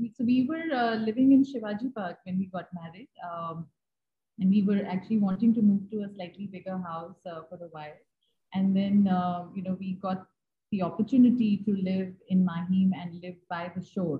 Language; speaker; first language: English; non-native, local second language; Hindi